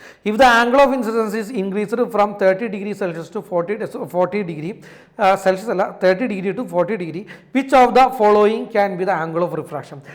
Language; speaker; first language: English; non-native, local second language; Malayalam